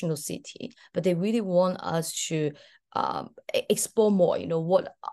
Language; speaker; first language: English; early bilingual, other home language; Cantonese